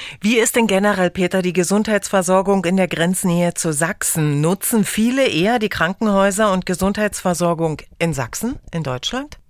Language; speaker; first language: German; native; German